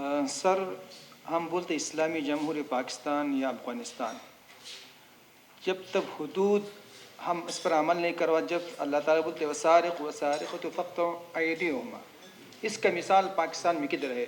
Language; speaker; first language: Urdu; non-native, learner; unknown